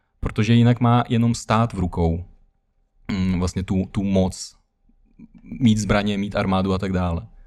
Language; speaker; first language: Czech; early bilingual, other home language; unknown